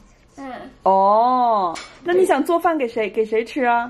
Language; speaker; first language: Chinese; native; Chinese